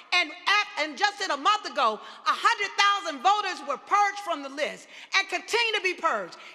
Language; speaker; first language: English; native; English